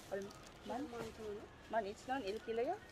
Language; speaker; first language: Korean; non-native, learner; Filipino